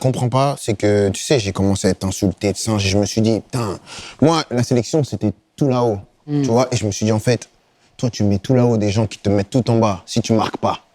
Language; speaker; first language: French; native; French